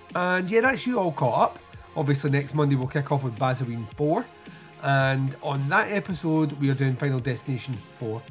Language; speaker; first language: English; native; English